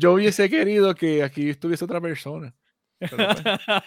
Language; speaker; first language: Spanish; native; Spanish